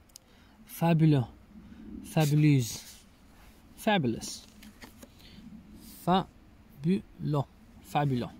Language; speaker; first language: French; non-native, learner; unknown